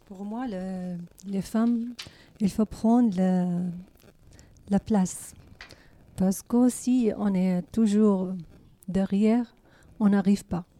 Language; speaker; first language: French; non-native, learner; Arabic